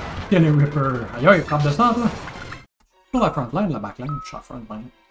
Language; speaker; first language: French; native; French